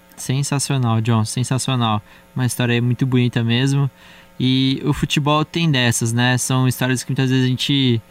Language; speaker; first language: Portuguese; native; Portuguese